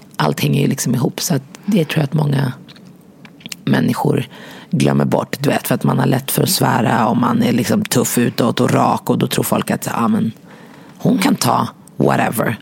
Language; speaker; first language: Swedish; native; Swedish